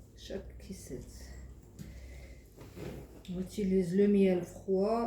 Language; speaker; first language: French; non-native, fluent; Arabic